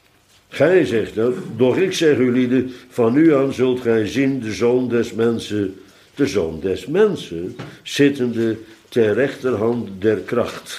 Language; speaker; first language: Dutch; native; Dutch